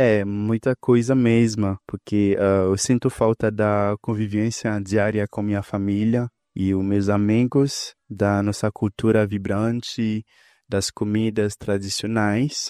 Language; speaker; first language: Portuguese; non-native, fluent; Haitian Creole